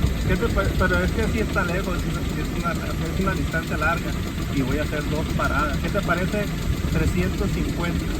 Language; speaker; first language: Spanish; native; Spanish